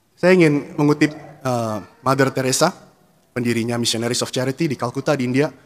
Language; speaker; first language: Indonesian; native; Indonesian